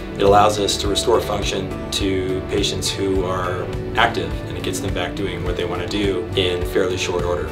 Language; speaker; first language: English; native; English